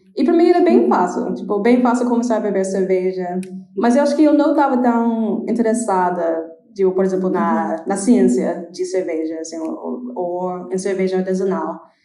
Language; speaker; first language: Portuguese; non-native, fluent; English